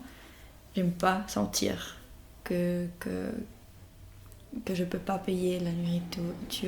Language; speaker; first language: French; non-native, fluent; Spanish